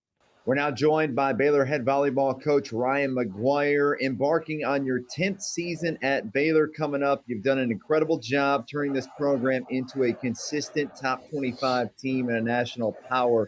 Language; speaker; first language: English; native; English